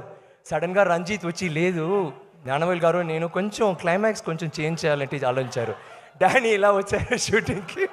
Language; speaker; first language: Telugu; non-native, learner; Tamil